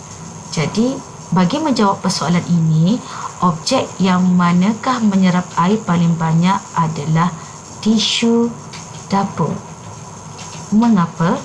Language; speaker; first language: Malay; native; Malay